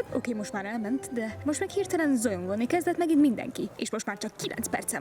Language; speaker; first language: Hungarian; native; Hungarian